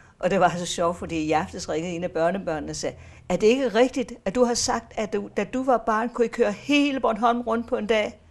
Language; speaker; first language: Danish; native; Danish